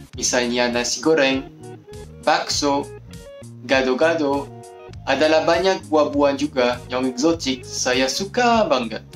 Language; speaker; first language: Indonesian; non-native, learner; French